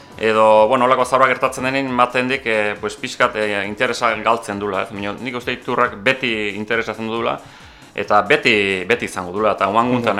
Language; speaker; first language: Basque; native; Basque